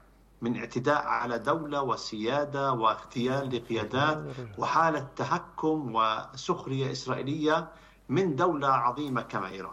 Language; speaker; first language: Arabic; native; Arabic